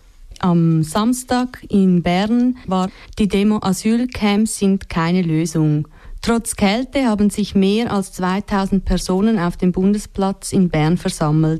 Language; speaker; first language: German; native; German